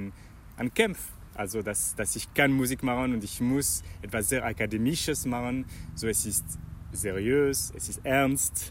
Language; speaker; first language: German; non-native, learner; Arabic